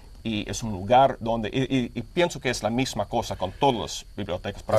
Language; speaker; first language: Spanish; non-native, fluent; English